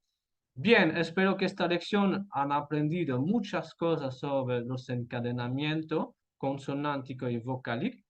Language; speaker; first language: Spanish; non-native, fluent; French